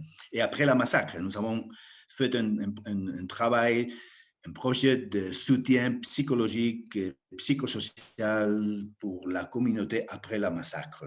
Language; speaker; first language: French; non-native, fluent; Spanish